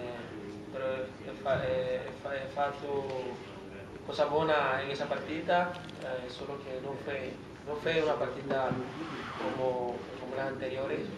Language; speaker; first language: Italian; non-native, learner; Spanish